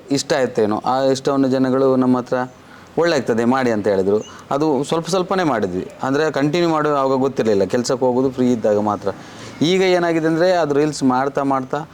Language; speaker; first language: Kannada; non-native, local second language; Tulu